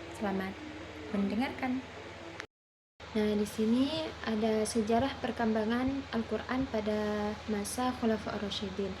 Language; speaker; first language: Indonesian; non-native, local second language; Madurese